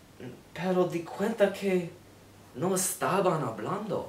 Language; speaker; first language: Spanish; non-native, learner; English